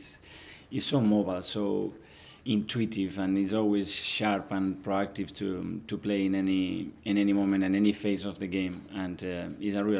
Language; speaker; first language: English; non-native, fluent; Spanish